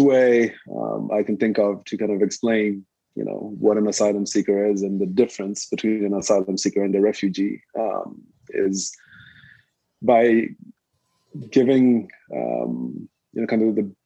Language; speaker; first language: English; non-native, local second language; Shona